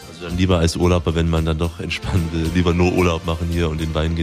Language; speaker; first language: German; native; German